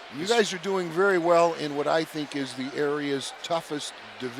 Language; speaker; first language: English; native; English